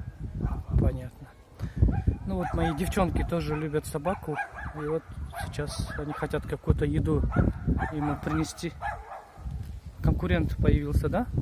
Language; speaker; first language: Russian; non-native, local second language; Kyrgyz